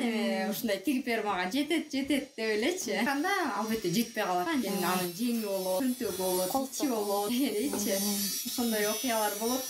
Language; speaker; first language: Kyrgyz; native; Kyrgyz